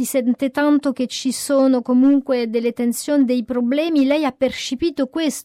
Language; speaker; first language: Italian; native; Italian